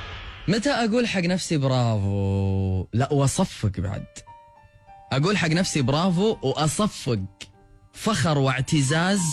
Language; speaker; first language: Arabic; native; Arabic